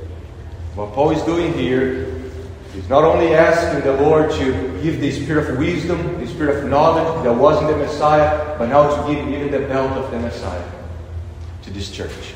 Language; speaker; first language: English; non-native, fluent; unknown